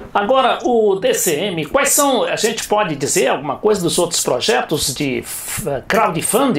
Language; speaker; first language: Portuguese; native; Portuguese